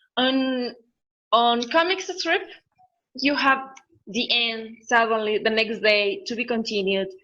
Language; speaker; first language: English; non-native, learner; Spanish